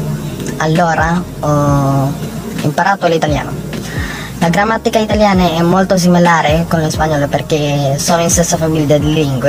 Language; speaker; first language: Italian; non-native, learner; Filipino